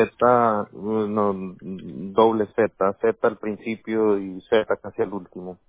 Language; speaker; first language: Spanish; early bilingual, heritage; Spanish